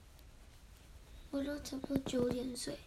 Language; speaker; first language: Chinese; early bilingual, heritage; Chinese